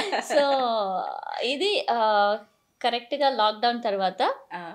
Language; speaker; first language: Telugu; non-native, learner; Malayalam